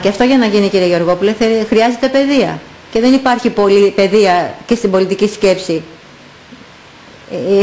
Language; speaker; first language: Greek; native; Greek